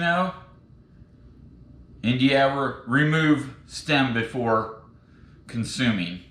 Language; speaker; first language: English; native; English